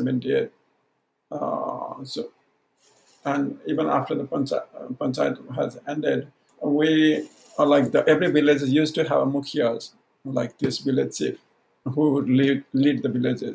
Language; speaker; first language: English; non-native, local second language; Maithili